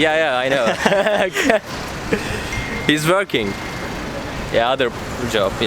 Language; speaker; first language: English; non-native, learner; Turkish